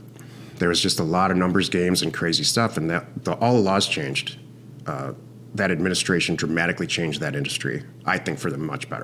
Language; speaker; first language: English; native; English